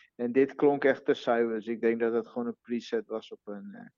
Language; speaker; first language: Dutch; non-native, fluent; Portuguese